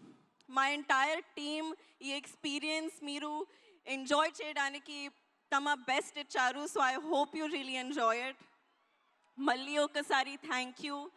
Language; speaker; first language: Telugu; non-native, learner; Hindi